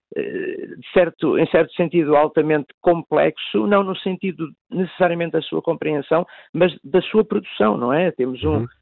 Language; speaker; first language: Portuguese; native; Portuguese